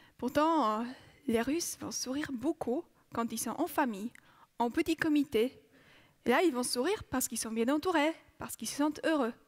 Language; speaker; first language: French; non-native, fluent; Polish